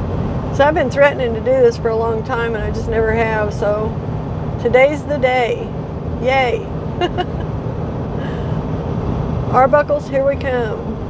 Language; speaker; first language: English; native; English